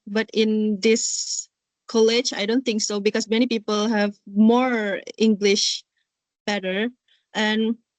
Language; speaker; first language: English; non-native, learner; Indonesian